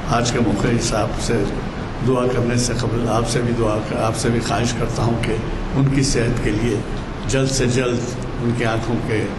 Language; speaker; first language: Urdu; native; Urdu